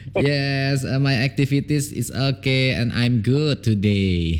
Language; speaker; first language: English; non-native, learner; Indonesian